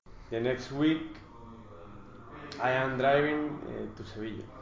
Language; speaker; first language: English; non-native, learner; Spanish